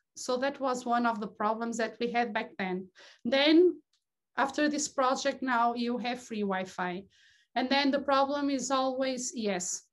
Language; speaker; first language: English; non-native, fluent; Portuguese